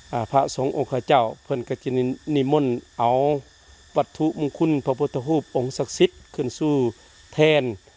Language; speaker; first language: Lao; native; Lao